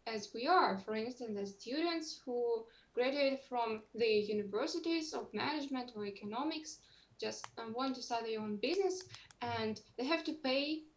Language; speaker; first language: English; non-native, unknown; Russian